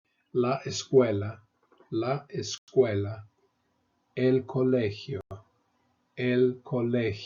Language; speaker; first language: Spanish; non-native, fluent; English